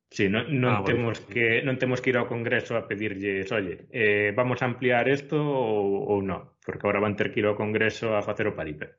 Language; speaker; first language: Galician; non-native, local second language; Spanish